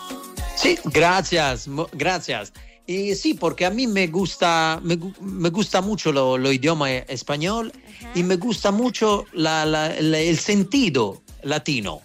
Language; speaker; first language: Spanish; non-native, learner; Italian